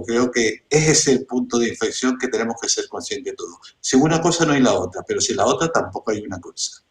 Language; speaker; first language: Spanish; native; Spanish